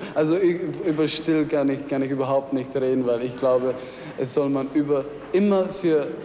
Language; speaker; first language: German; non-native, fluent; Czech